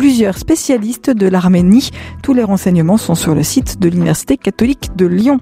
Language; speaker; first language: French; native; French